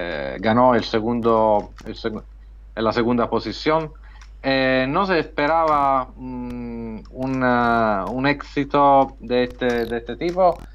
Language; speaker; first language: Spanish; non-native, fluent; Italian